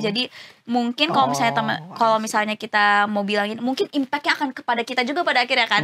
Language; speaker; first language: Indonesian; native; Indonesian